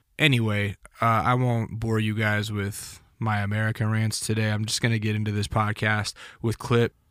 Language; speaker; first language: English; native; English